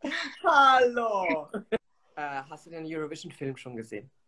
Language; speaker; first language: German; native; German